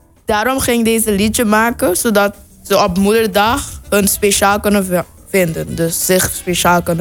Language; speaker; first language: Dutch; non-native, local second language; Papiamento